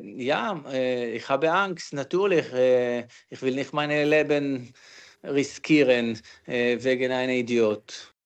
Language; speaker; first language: German; non-native, learner; Hebrew